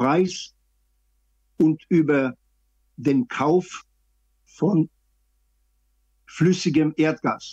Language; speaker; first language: German; non-native, fluent; Hebrew